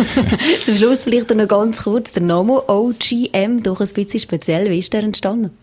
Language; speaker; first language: German; native; German